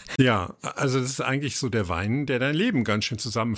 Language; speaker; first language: German; native; German